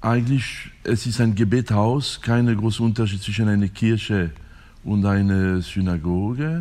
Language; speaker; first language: German; non-native, fluent; French